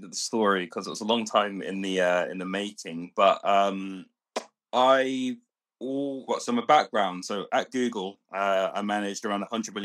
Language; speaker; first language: English; native; English